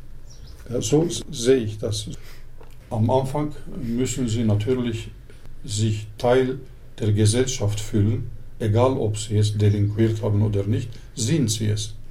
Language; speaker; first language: German; early bilingual, other home language; Turkish